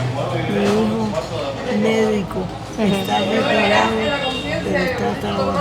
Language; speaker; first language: Spanish; native; Spanish